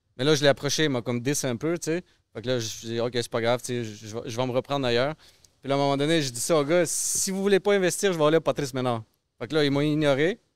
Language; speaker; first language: French; early bilingual, other home language; Russian